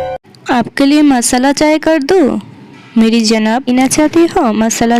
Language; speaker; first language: Hindi; non-native, fluent; Bangla